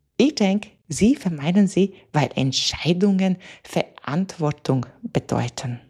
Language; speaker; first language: German; non-native, fluent; Latvian